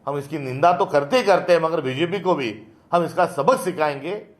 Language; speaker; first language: Hindi; non-native, local second language; Marathi